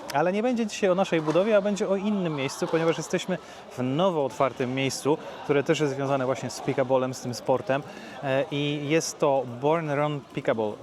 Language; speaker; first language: Polish; native; Polish